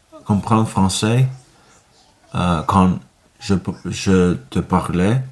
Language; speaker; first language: French; non-native, learner; Finnish